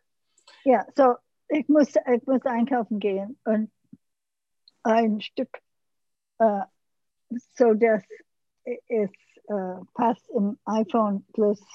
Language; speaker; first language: German; early bilingual, heritage; English